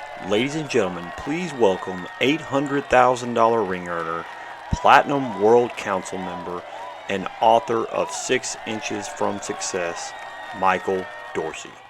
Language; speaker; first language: English; native; English